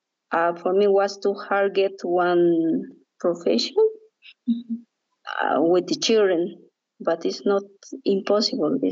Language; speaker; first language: English; non-native, learner; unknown